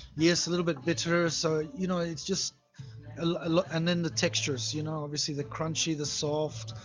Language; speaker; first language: English; native; English